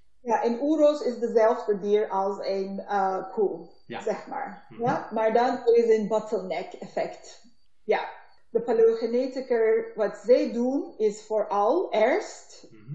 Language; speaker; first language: Dutch; non-native, learner; Turkish